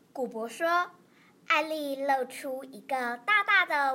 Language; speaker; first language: Chinese; native; Chinese